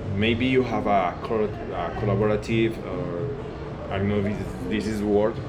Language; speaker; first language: English; non-native, learner; Spanish